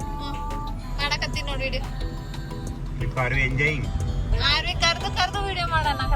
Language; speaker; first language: Kannada; native; Kannada